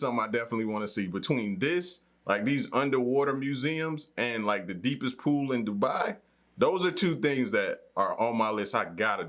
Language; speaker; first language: English; native; English